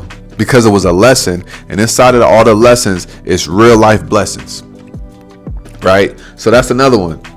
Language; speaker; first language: English; native; English